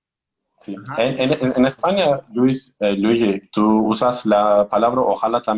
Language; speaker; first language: Spanish; non-native, learner; Turkish